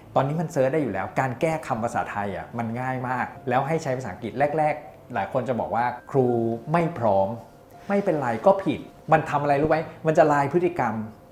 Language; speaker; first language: Thai; native; Thai